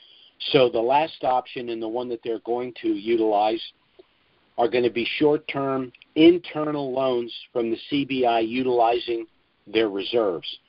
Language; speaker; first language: English; native; English